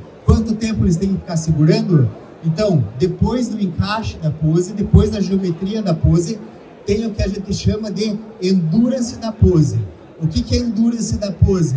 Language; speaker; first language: Portuguese; native; Portuguese